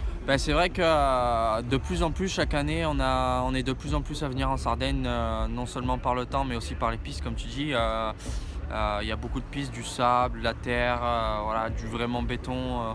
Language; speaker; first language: French; native; French